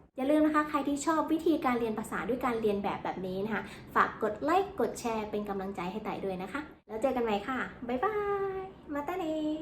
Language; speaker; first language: Thai; native; Thai